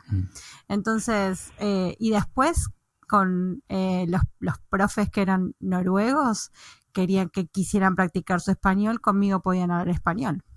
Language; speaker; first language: Spanish; native; Spanish